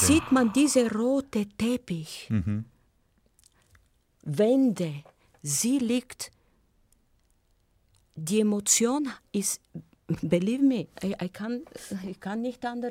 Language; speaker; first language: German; non-native, fluent; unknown